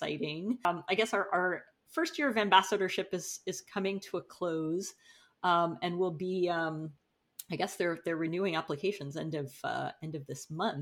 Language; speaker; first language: English; non-native, fluent; Portuguese